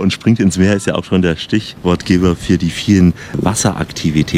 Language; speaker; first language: German; native; German